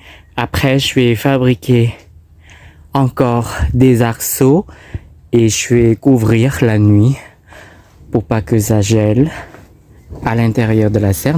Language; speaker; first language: French; non-native, fluent; Thai